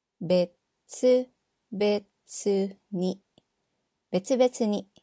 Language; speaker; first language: Japanese; non-native, fluent; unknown